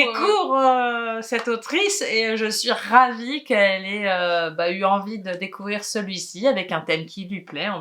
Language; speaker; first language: French; native; French